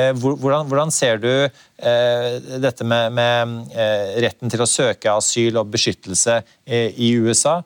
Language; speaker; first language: Norwegian; native; Norwegian